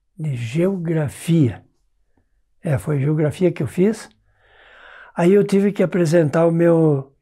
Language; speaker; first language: Portuguese; non-native, local second language; German